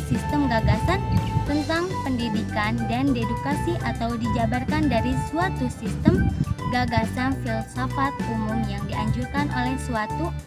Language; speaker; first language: Indonesian; native; Indonesian